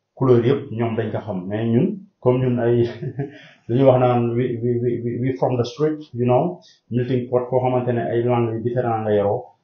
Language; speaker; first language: Wolof; native; Wolof